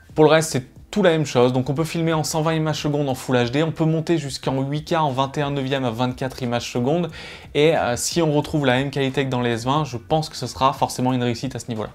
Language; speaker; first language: French; native; French